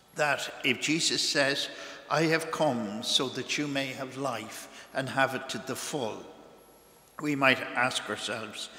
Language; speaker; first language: English; native; English